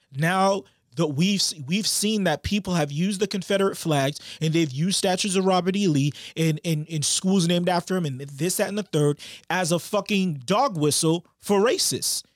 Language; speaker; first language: English; native; English